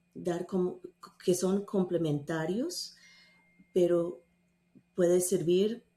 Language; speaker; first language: Spanish; non-native, fluent; English